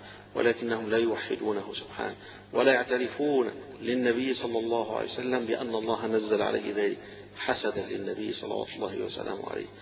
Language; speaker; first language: Arabic; native; Arabic